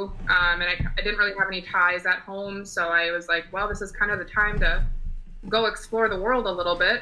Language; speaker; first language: English; native; English